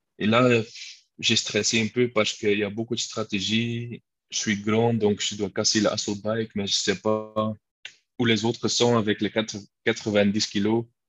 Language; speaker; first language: French; non-native, local second language; Dutch